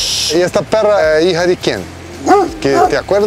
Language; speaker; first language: Spanish; non-native, learner; Portuguese